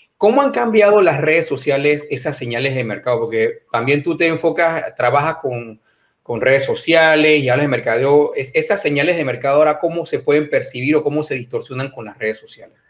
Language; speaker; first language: Spanish; native; Spanish